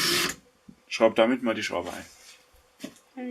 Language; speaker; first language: German; native; German